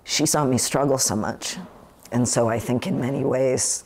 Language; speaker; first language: English; native; English